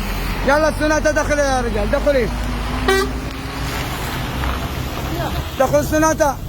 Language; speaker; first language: Arabic; native; Arabic